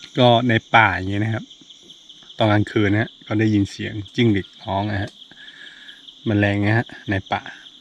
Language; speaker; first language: Thai; non-native, local second language; S'gaw Karen